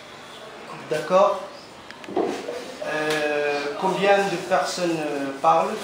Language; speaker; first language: French; non-native, fluent; Arabic